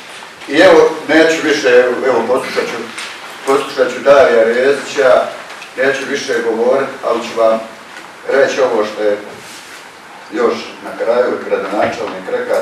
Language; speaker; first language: Croatian; native; Croatian